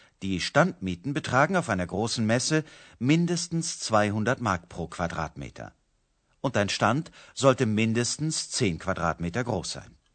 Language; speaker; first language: German; native; German